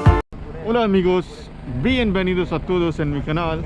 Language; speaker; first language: Spanish; non-native, fluent; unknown